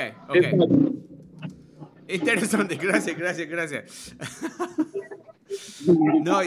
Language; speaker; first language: Spanish; non-native, learner; English